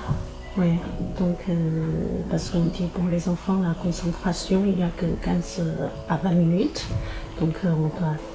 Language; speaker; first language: French; non-native, fluent; Chinese